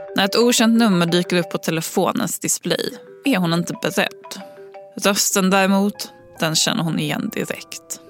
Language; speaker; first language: Swedish; native; Swedish